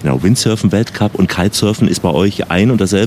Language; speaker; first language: German; native; German